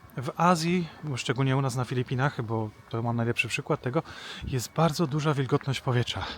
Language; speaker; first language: Polish; native; Polish